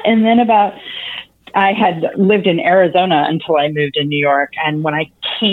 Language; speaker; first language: English; native; English